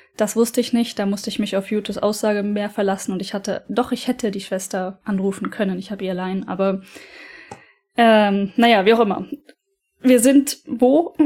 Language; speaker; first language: German; native; German